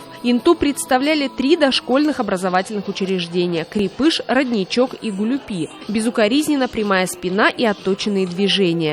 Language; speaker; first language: Russian; native; Russian